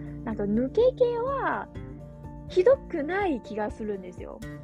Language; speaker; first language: Japanese; non-native, fluent; Chinese